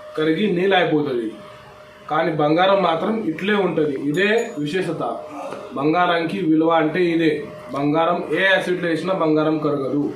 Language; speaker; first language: Telugu; non-native, fluent; Marathi